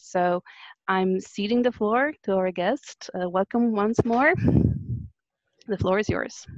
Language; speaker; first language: English; non-native, fluent; Polish